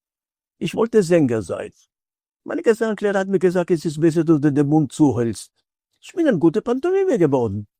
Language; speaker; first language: German; non-native, fluent; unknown